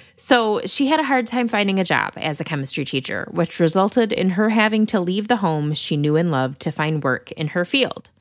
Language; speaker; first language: English; native; English